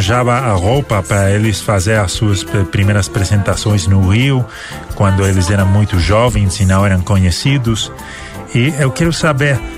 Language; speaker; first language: Portuguese; non-native, fluent; Spanish